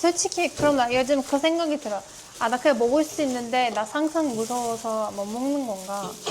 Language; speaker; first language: Korean; non-native, learner; Turkish